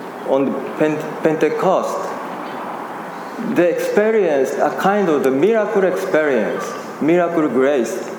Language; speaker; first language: English; non-native, fluent; Japanese